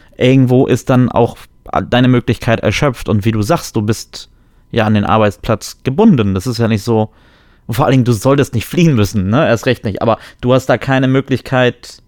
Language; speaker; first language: German; early bilingual, other home language; Polish